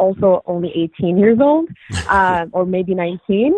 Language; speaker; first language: English; non-native, fluent; Arabic